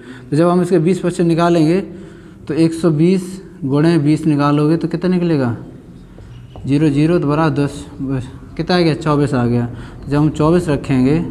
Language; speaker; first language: Hindi; native; Hindi